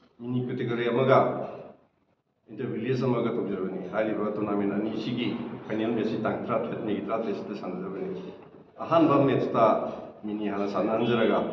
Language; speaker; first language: Manipuri; native; Manipuri